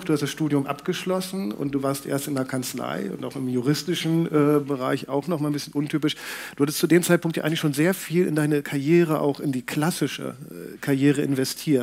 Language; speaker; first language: German; native; German